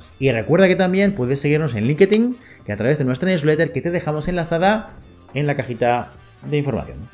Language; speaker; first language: Spanish; native; Spanish